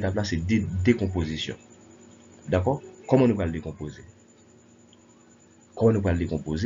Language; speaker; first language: French; non-native, local second language; Haitian Creole